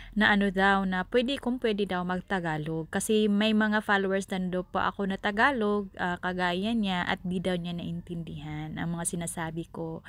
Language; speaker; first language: Filipino; non-native, local second language; Cebuano